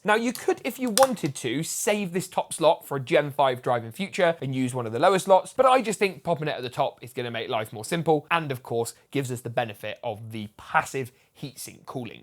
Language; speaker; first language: English; native; English